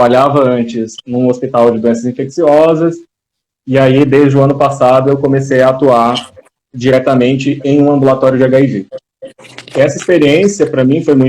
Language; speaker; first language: Portuguese; native; Portuguese